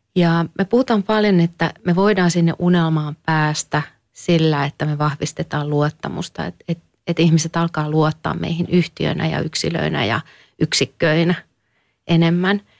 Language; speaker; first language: Finnish; native; Finnish